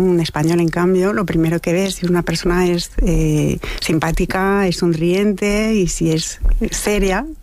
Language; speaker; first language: Spanish; non-native, fluent; French